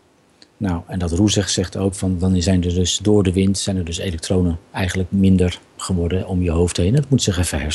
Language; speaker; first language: Dutch; native; Dutch